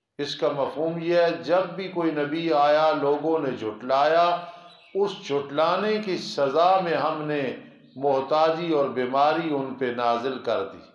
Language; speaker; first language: Urdu; non-native, local second language; Punjabi